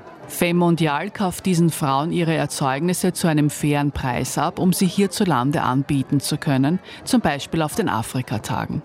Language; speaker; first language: German; native; German